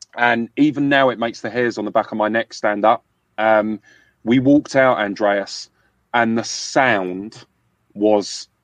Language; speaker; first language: English; native; English